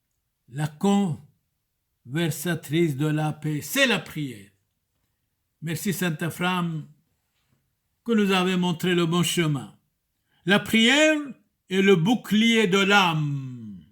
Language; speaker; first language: French; non-native, fluent; Turoyo